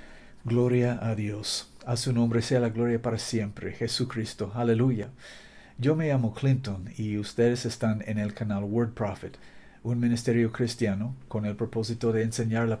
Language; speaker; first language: Spanish; non-native, fluent; English